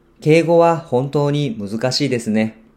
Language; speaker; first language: Japanese; non-native, fluent; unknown